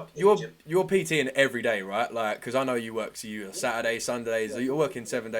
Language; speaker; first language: English; native; English